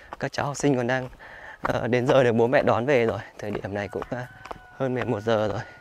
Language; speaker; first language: Vietnamese; native; Vietnamese